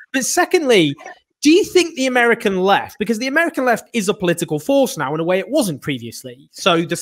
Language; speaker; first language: English; native; English